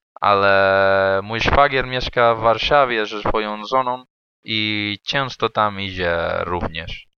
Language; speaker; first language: Polish; non-native, learner; Spanish